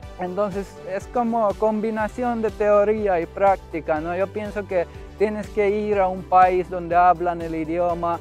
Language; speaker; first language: Spanish; non-native, fluent; Finnish